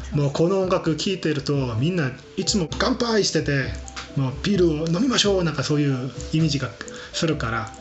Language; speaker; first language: Japanese; non-native, fluent; Korean